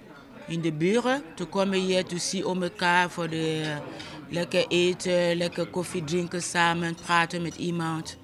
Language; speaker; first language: Dutch; non-native, learner; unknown